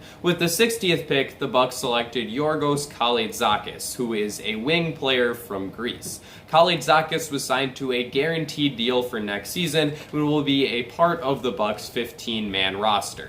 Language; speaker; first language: English; native; English